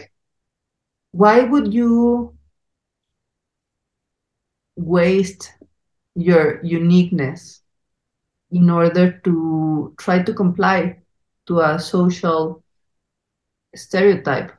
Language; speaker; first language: English; non-native, fluent; Spanish